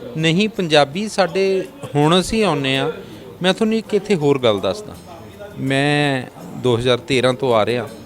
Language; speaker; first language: Punjabi; native; Punjabi